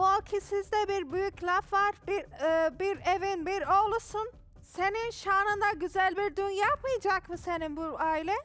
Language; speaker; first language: Turkish; non-native, learner; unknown